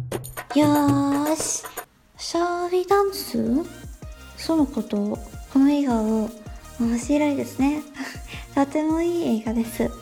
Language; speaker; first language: Japanese; non-native, learner; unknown